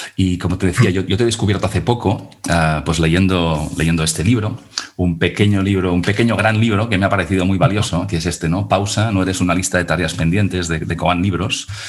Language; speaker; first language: Spanish; non-native, local second language; Catalan